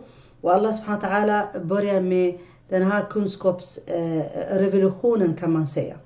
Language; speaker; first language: Swedish; non-native, fluent; Arabic